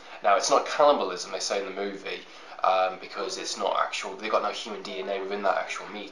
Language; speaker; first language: English; native; English